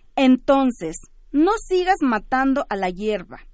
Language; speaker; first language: Spanish; early bilingual, other home language; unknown